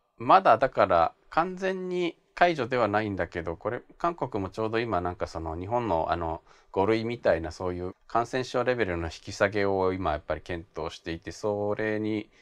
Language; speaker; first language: Japanese; native; Japanese